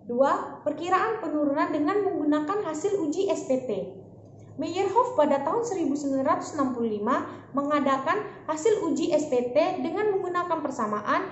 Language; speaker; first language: Indonesian; native; Indonesian